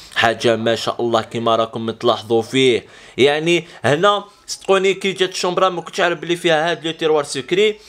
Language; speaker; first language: Arabic; native; Arabic